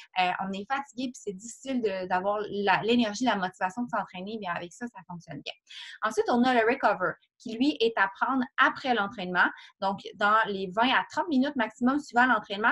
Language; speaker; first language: French; native; French